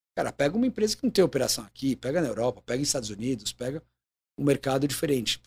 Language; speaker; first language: Portuguese; native; Portuguese